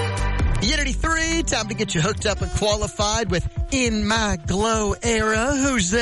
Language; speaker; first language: English; native; English